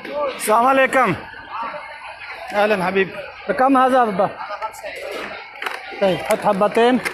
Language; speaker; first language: Arabic; non-native, learner; Urdu